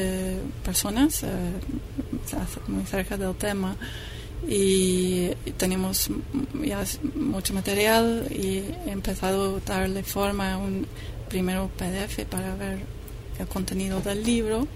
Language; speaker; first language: Spanish; non-native, fluent; English